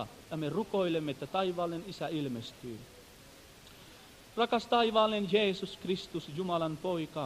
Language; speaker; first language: Finnish; native; Finnish